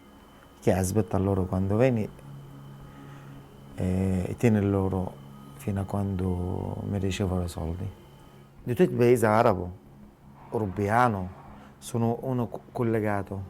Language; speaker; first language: Italian; non-native, learner; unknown